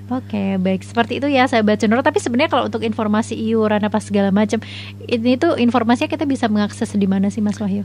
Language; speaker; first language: Indonesian; native; Indonesian